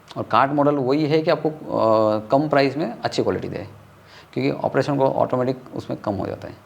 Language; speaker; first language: Hindi; non-native, local second language; Tamil